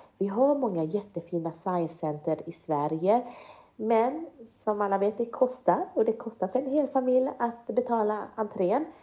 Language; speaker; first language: Swedish; early bilingual, other home language; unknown